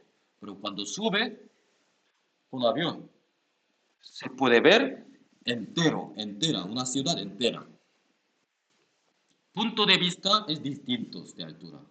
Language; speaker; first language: Spanish; non-native, learner; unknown